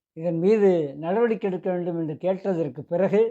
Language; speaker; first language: Tamil; native; Tamil